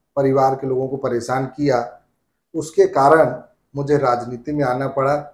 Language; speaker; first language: Hindi; native; Hindi